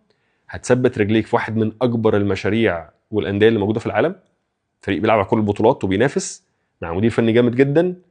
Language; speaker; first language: Arabic; native; Arabic